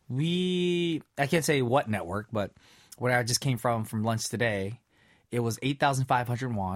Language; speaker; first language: English; early bilingual, other home language; Korean